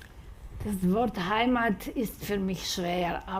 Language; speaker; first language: German; non-native, fluent; Slovak